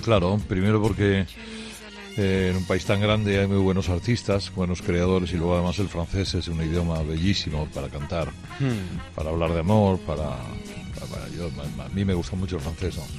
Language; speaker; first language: Spanish; native; Spanish